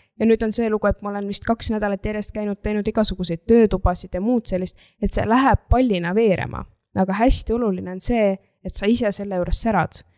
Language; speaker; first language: Estonian; native; Estonian